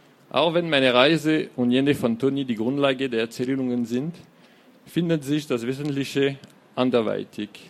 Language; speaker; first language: German; non-native, fluent; French